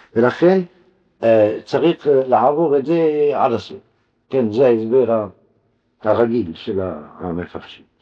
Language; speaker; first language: Hebrew; non-native, fluent; French